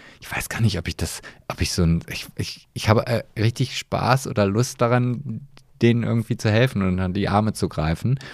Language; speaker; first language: German; early bilingual, other home language; Polish